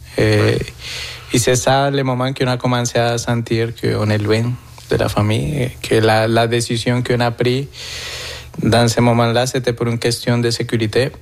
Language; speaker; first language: French; non-native, fluent; Spanish